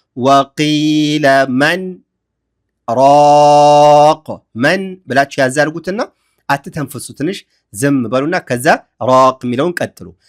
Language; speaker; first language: Amharic; native; Amharic